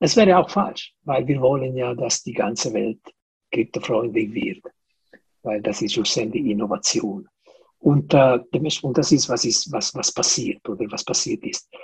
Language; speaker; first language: German; non-native, fluent; Italian